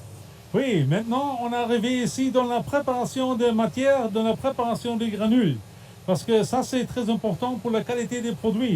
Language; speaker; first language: French; non-native, fluent; German